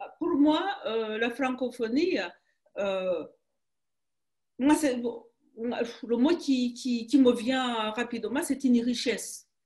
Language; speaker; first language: French; non-native, local second language; Kinyarwanda